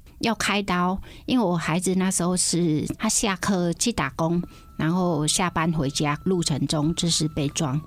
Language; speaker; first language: Chinese; non-native, fluent; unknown